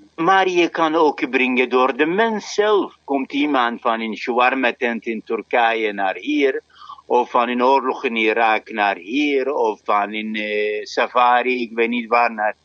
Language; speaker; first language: Dutch; non-native, fluent; Arabic